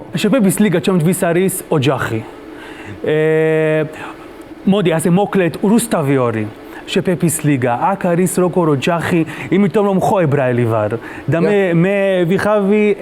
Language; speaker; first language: Georgian; non-native, learner; Hebrew